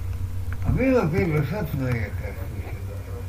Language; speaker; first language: Estonian; non-native, local second language; Russian